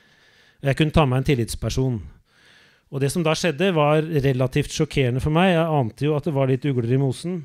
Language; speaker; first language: Norwegian; native; Norwegian